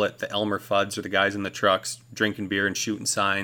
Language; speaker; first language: English; native; English